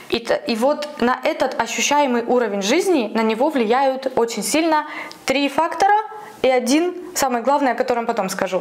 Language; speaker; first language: Russian; native; Russian